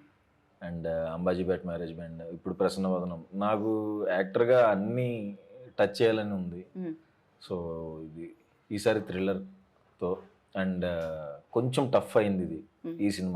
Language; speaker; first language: Telugu; native; Telugu